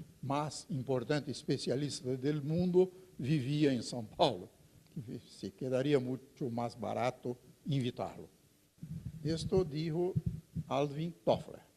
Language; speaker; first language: Spanish; non-native, fluent; Portuguese